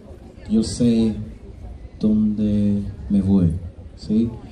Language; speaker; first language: Spanish; non-native, learner; English